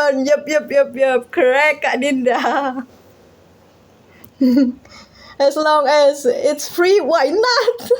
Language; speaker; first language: English; non-native, learner; Indonesian